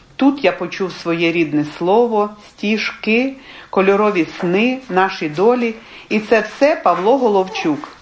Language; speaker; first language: Ukrainian; early bilingual, heritage; Ukrainian